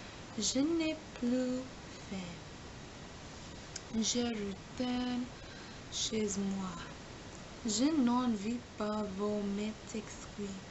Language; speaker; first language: French; non-native, learner; English